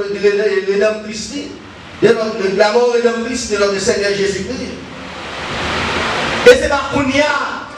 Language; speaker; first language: French; non-native, learner; Haitian Creole